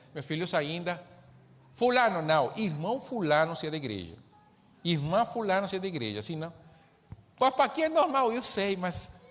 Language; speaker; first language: Portuguese; non-native, fluent; Spanish